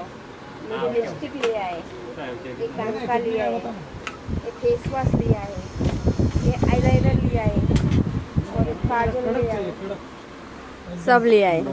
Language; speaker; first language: Hindi; non-native, local second language; Marathi